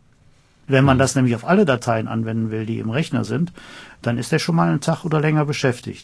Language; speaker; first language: German; native; German